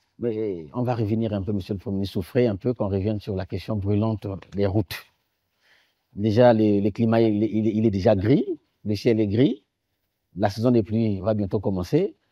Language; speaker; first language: French; native; French